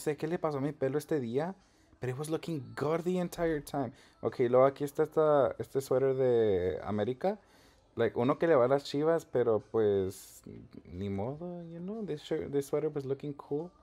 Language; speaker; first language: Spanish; early bilingual, heritage; Spanish